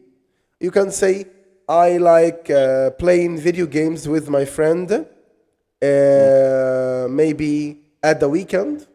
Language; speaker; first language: English; non-native, fluent; Arabic